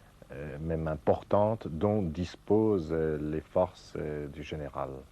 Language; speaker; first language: French; native; French